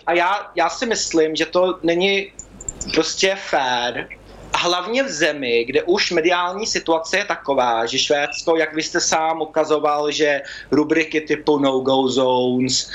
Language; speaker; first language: Czech; early bilingual, heritage; Czech